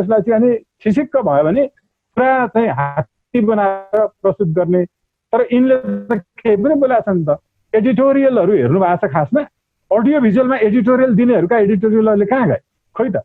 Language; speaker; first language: Nepali; native; Nepali